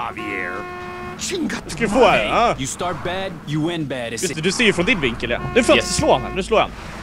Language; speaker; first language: Swedish; native; Swedish